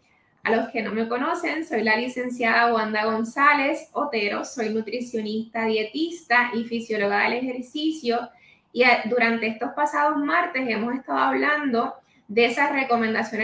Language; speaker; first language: Spanish; native; Spanish